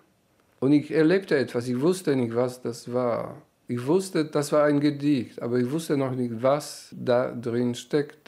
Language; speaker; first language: German; non-native, fluent; Polish